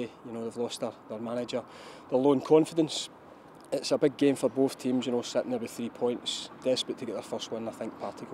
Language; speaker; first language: English; native; English